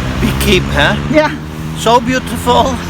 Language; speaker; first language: English; non-native, learner; Dutch